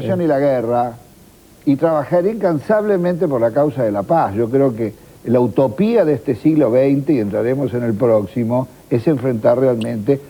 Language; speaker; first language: Spanish; native; Spanish